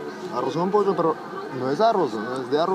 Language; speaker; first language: Spanish; non-native, learner; Japanese